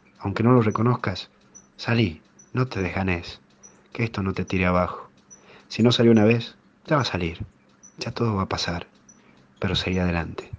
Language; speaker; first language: Spanish; native; Spanish